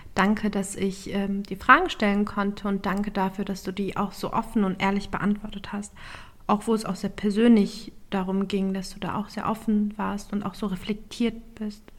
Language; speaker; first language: German; early bilingual, other home language; Turkish